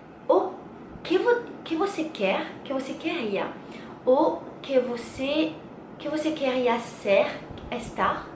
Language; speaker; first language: Portuguese; non-native, learner; French